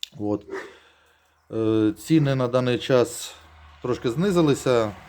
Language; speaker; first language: Ukrainian; native; Ukrainian